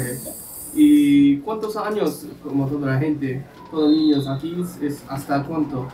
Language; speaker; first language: Spanish; non-native, learner; Japanese